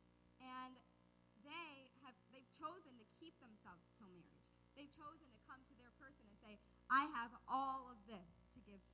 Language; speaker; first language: English; native; English